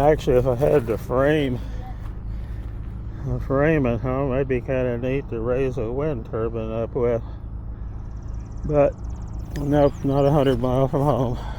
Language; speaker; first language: English; native; English